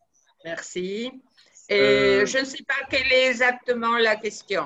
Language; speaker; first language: French; non-native, fluent; Spanish